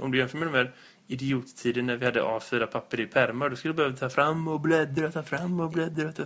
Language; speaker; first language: Swedish; native; Swedish